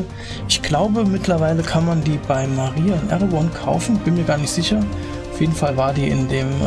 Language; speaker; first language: German; native; German